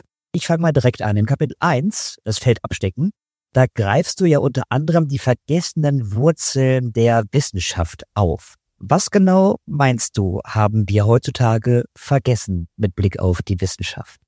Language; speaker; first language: German; native; German